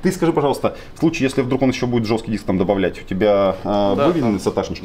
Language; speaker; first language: Russian; native; Russian